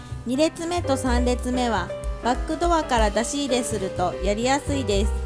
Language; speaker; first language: Japanese; native; Japanese